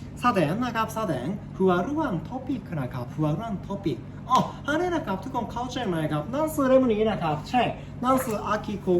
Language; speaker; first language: Thai; non-native, learner; Japanese